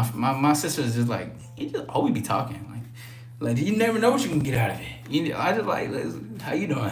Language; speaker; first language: English; native; English